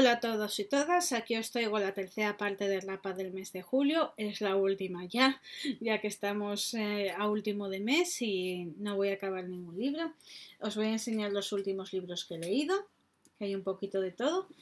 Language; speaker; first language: Spanish; native; Spanish